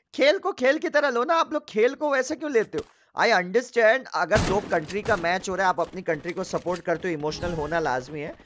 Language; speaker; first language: Hindi; native; Hindi